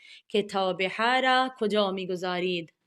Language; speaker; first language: Persian; non-native, fluent; Urdu